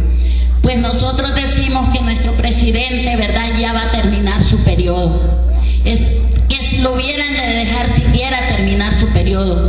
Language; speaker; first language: Spanish; native; Spanish